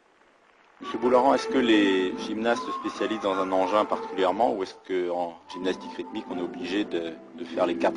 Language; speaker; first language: French; native; French